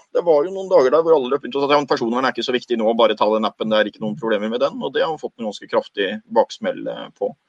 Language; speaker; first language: Norwegian; native; Norwegian